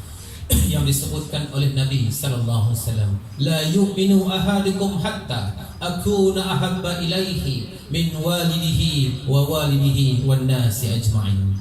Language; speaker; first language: Malay; native; Malay